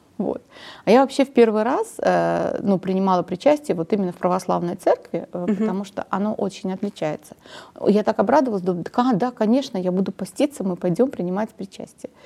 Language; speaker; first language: Russian; non-native, local second language; Armenian